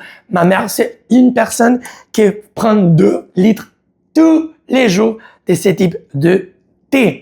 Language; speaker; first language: French; non-native, learner; Spanish